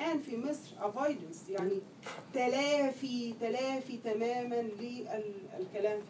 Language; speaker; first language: Arabic; native; Arabic